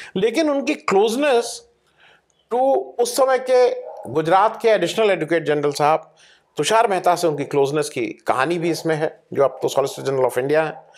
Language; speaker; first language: Hindi; native; Hindi